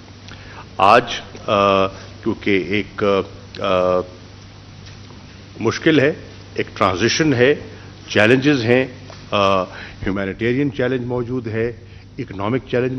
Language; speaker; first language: Urdu; non-native, local second language; Saraiki